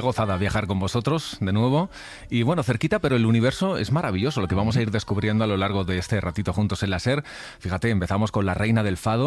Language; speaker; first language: Spanish; native; Spanish